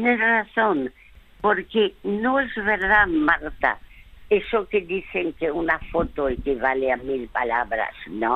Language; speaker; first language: Spanish; early bilingual, other home language; French